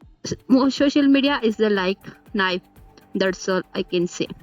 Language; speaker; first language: English; non-native, learner; Kannada